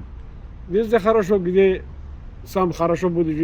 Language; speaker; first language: Russian; non-native, local second language; Chechen